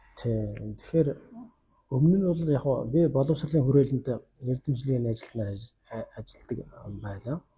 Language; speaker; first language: Mongolian; non-native, local second language; Kazakh